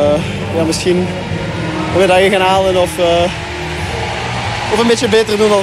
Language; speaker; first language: Dutch; non-native, local second language; French